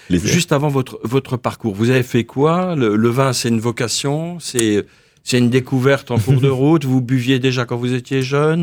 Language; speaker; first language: French; native; French